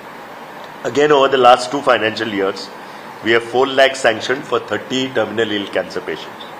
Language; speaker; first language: English; non-native, local second language; Konkani